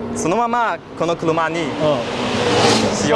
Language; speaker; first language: Japanese; non-native, learner; Chinese